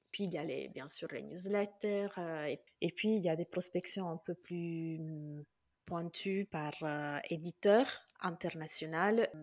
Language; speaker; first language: French; non-native, fluent; Italian